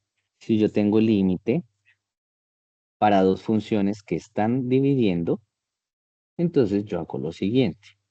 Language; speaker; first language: Spanish; native; Spanish